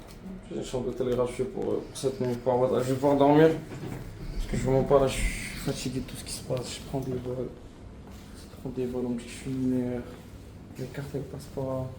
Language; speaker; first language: French; native; French